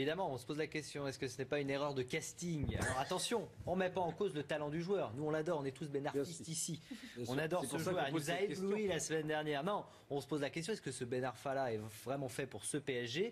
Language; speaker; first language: French; native; French